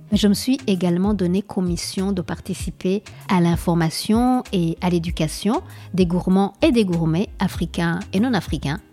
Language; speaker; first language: French; non-native, local second language; Kinyarwanda